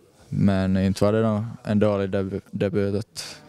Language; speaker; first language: Swedish; non-native, learner; Finnish